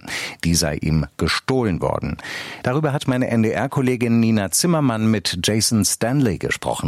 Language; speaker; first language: German; native; German